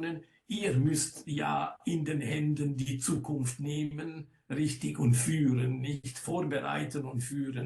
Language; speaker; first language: German; non-native, local second language; Italian